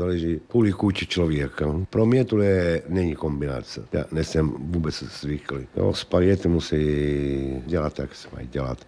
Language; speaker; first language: Czech; non-native, learner; Italian